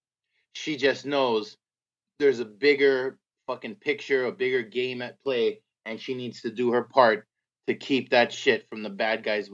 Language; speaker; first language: English; native; English